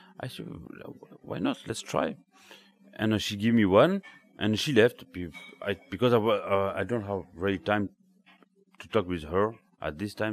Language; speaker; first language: English; non-native, learner; French